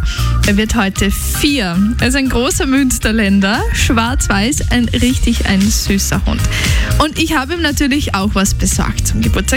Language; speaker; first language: German; native; German